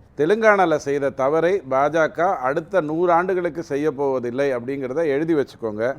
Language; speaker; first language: Tamil; native; Tamil